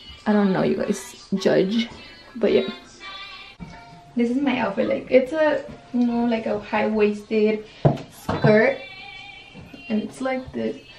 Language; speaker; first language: English; early bilingual, other home language; Spanish